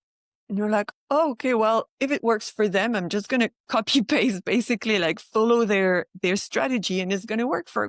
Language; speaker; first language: English; non-native, fluent; French